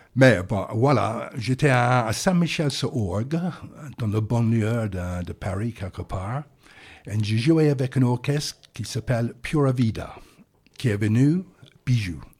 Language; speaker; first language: French; non-native, fluent; English